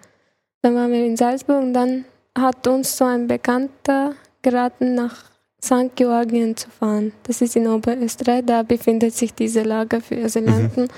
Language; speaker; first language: German; early bilingual, other home language; Chechen